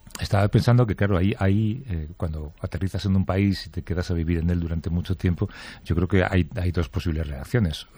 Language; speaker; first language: Spanish; native; Spanish